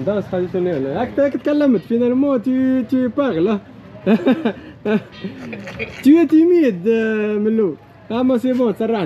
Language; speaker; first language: French; non-native, learner; Arabic